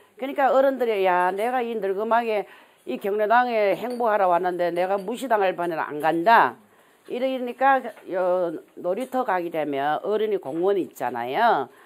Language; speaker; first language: Korean; native; Korean